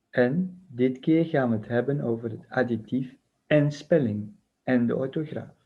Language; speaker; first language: Dutch; non-native, fluent; French